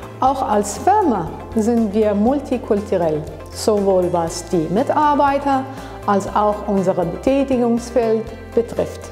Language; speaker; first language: German; non-native, fluent; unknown